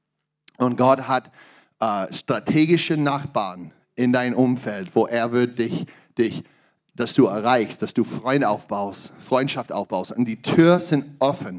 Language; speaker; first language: German; non-native, learner; English